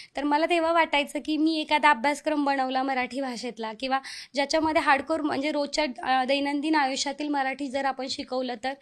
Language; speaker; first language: Marathi; non-native, local second language; Hindi